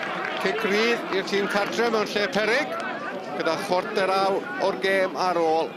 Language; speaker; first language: Welsh; native; Welsh